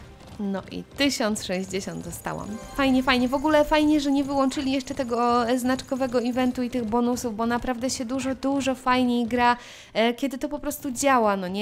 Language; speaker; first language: Polish; native; Polish